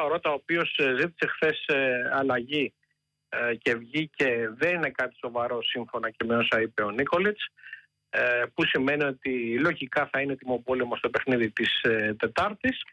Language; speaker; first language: Greek; native; Greek